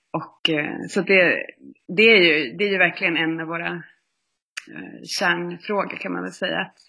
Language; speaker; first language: Swedish; native; Swedish